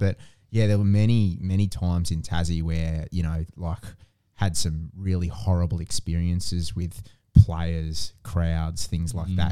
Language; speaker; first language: English; native; English